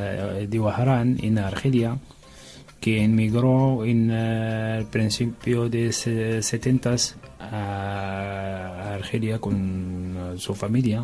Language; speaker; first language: Spanish; non-native, learner; Arabic